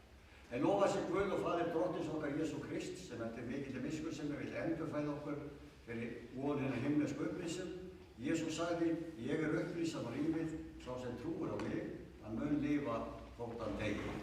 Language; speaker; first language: Icelandic; native; Icelandic